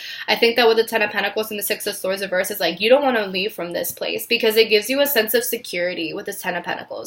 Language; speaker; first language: English; native; English